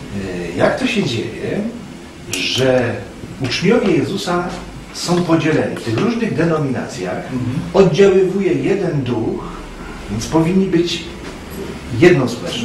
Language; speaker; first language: Polish; native; Polish